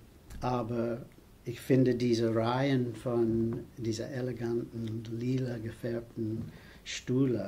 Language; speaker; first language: German; non-native, fluent; English